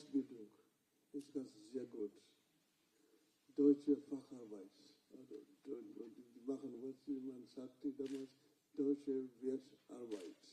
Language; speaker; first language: German; non-native, fluent; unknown